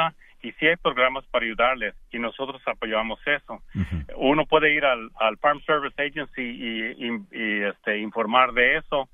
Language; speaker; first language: Spanish; early bilingual, heritage; Spanish